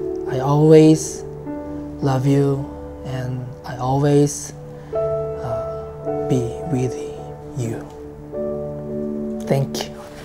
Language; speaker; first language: English; non-native, learner; Korean